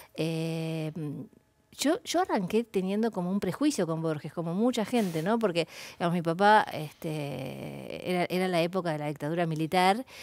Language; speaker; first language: Spanish; native; Spanish